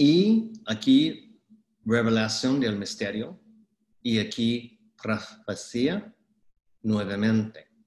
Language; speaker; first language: Spanish; non-native, fluent; English